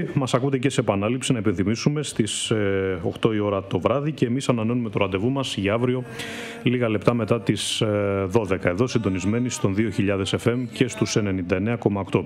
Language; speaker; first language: Greek; native; Greek